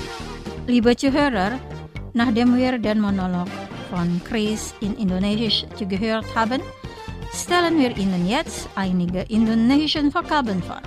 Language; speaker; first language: German; non-native, fluent; Indonesian